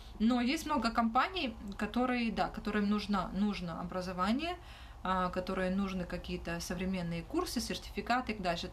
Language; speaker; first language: Russian; non-native, local second language; Ukrainian